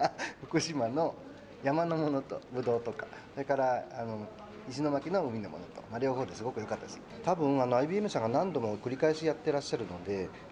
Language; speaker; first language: Japanese; native; Japanese